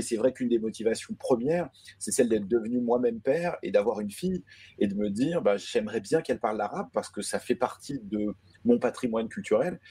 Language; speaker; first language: French; early bilingual, other home language; Arabic